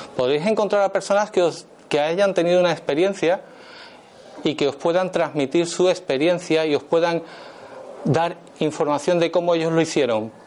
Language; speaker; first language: Spanish; native; Spanish